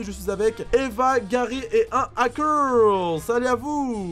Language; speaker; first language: French; native; French